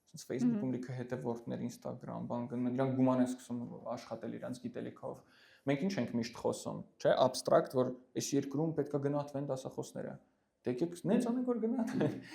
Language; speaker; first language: Armenian; early bilingual, heritage; Armenian